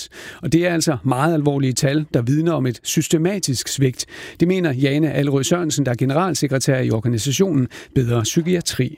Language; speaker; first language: Danish; native; Danish